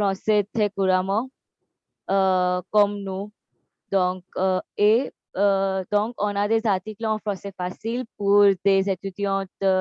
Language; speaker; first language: French; non-native, learner; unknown